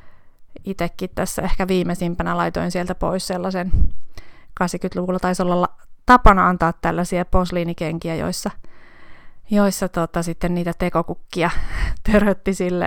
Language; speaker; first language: Finnish; native; Finnish